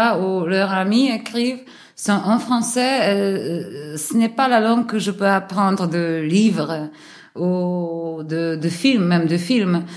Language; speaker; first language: French; non-native, learner; Polish